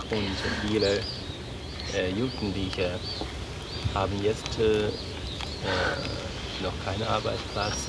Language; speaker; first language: German; non-native, learner; Chinese